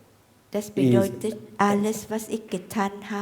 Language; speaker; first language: German; non-native, fluent; Vietnamese